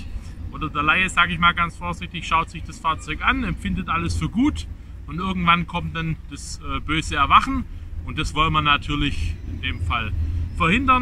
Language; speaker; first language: German; native; German